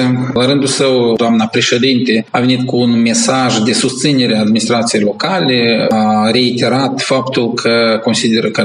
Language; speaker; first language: Romanian; native; Romanian